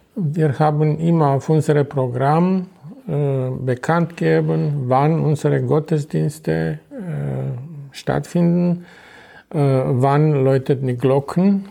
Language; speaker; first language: German; non-native, fluent; Romanian